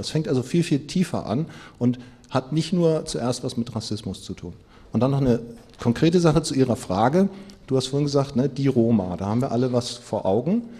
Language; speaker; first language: German; native; German